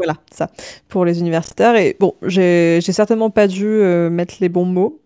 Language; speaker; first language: French; native; French